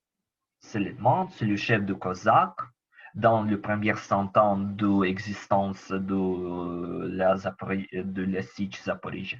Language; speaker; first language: French; non-native, learner; Ukrainian